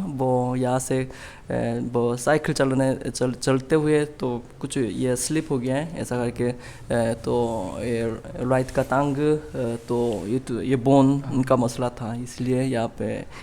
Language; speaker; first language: Urdu; non-native, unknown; Korean